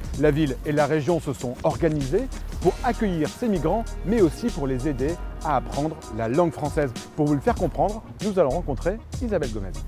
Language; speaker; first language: French; native; French